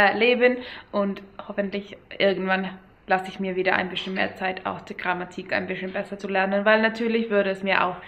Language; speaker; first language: German; non-native, fluent; Finnish